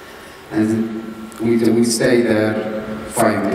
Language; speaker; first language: English; non-native, learner; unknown